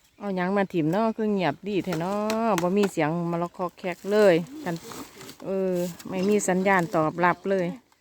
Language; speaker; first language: Thai; native; Thai